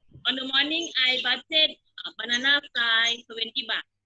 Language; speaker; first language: English; non-native, learner; Thai